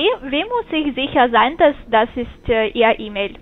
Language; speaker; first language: German; non-native, fluent; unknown